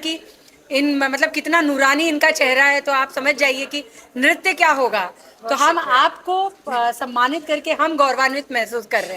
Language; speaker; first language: Hindi; native; Hindi